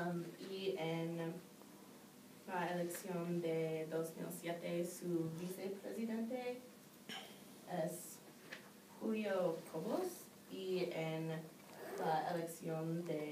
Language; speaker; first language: Spanish; non-native, learner; English